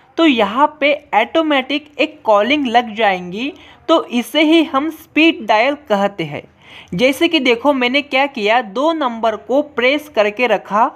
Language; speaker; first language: Hindi; non-native, local second language; Marathi